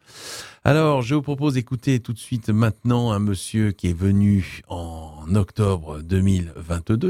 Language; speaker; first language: French; native; French